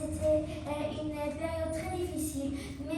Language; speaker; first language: French; non-native, learner; Arabic